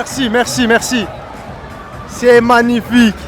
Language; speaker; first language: French; native; French